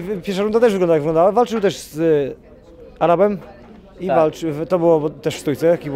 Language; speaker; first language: Polish; native; Polish